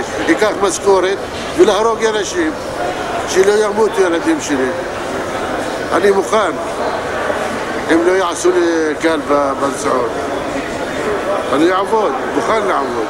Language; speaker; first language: Hebrew; non-native, learner; Arabic